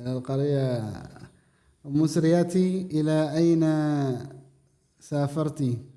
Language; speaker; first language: Arabic; non-native, fluent; Indonesian